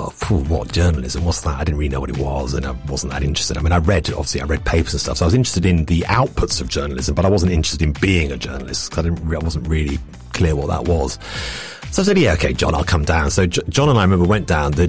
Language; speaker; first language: English; native; English